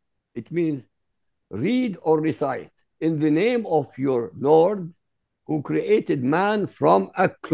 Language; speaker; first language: English; non-native, fluent; Arabic